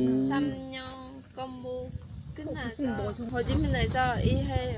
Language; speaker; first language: Korean; non-native, learner; Vietnamese